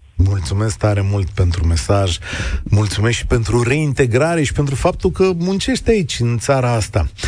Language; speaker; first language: Romanian; native; Romanian